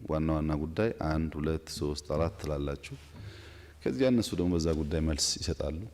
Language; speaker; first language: Amharic; native; Amharic